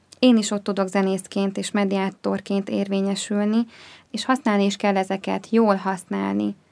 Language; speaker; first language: Hungarian; native; Hungarian